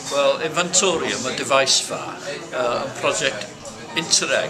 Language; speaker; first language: Welsh; non-native, fluent; English